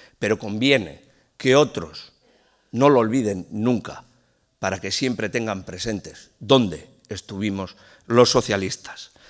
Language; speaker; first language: Spanish; native; Spanish